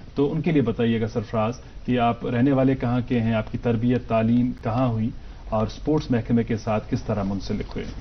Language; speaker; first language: Hindi; non-native, local second language; Kashmiri